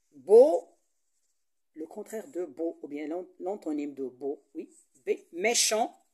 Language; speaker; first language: French; non-native, local second language; Arabic